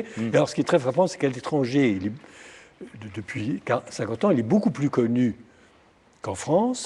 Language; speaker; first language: French; native; French